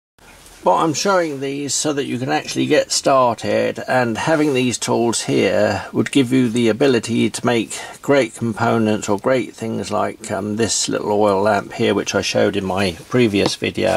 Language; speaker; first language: English; native; English